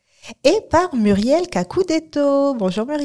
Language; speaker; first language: French; native; French